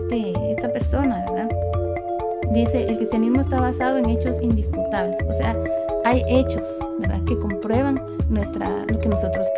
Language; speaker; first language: Spanish; native; Spanish